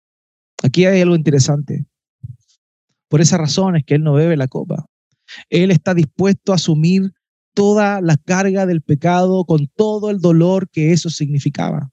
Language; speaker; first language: Spanish; native; Spanish